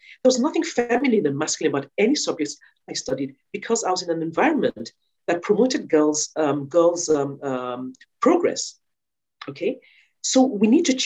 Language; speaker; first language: English; non-native, local second language; Yoruba